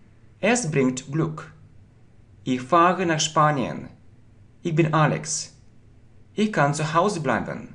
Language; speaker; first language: German; non-native, fluent; Russian